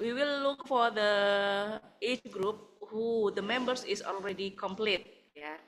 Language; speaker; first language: English; non-native, fluent; Indonesian